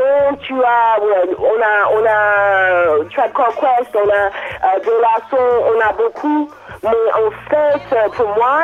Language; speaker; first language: French; non-native, learner; English